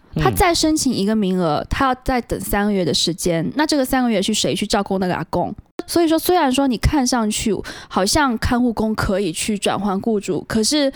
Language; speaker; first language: Chinese; native; Chinese